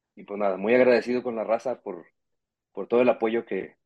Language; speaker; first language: Spanish; native; Spanish